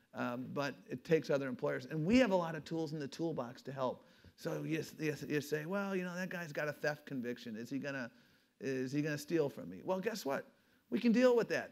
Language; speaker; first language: English; native; English